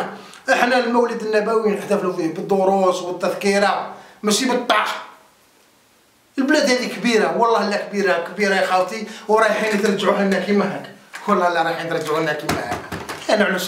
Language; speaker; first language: Arabic; native; Arabic